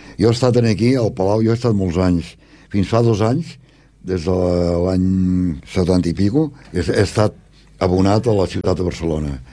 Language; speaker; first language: Catalan; native; Catalan